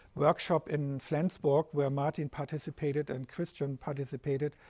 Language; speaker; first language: English; non-native, fluent; German